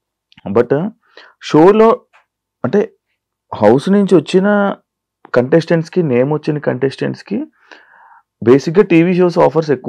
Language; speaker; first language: Telugu; native; Telugu